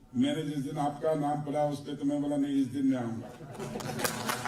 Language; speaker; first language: Hindi; non-native, local second language; Marathi